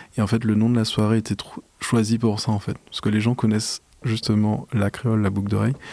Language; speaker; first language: French; native; French